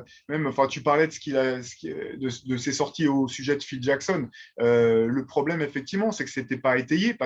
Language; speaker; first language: French; native; French